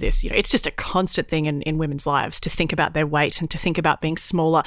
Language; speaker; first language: English; native; English